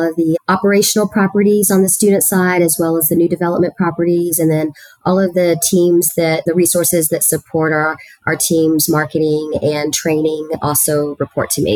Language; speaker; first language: English; early bilingual, other home language; Spanish